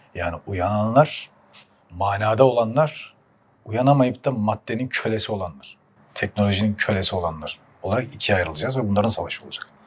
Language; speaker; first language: Turkish; early bilingual, heritage; Turkish